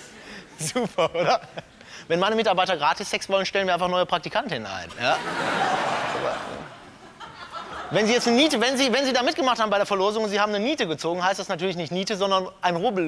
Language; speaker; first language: German; native; German